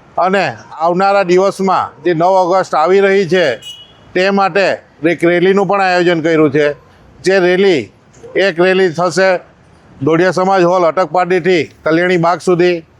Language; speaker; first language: Gujarati; native; Gujarati